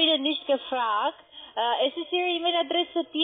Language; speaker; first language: German; non-native, learner; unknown